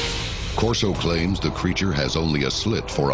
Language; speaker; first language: English; native; English